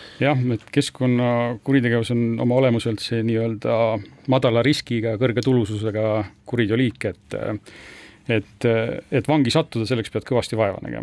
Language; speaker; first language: Estonian; native; Estonian